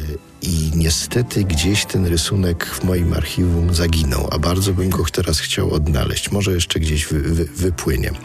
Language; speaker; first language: Polish; native; Polish